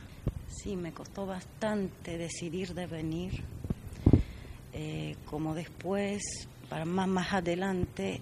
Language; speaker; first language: Spanish; non-native, fluent; Georgian